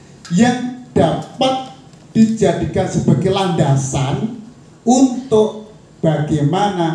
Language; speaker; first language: Indonesian; native; Indonesian